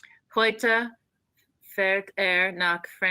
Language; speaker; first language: German; non-native, learner; English